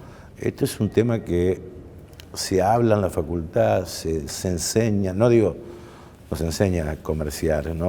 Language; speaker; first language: Spanish; native; Spanish